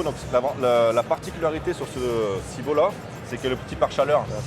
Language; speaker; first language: French; native; French